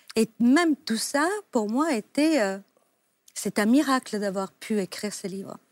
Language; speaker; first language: French; non-native, fluent; Italian